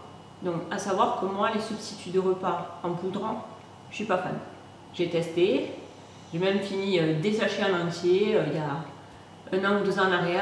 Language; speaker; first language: French; native; French